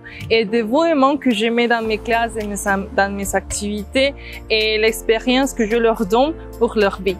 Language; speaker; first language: French; non-native, fluent; Spanish